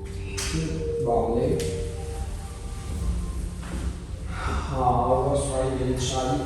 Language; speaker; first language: Vietnamese; non-native, fluent; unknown